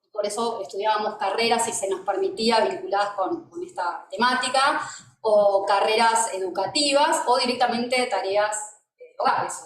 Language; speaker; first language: Spanish; native; Spanish